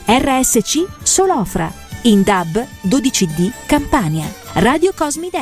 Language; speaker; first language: Italian; native; Italian